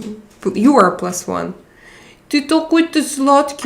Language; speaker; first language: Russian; native; Russian